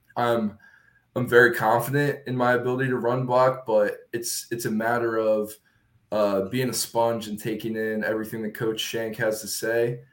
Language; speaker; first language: English; native; English